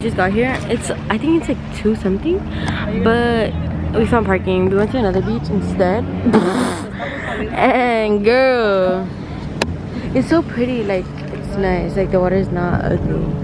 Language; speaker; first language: English; early bilingual, other home language; Spanish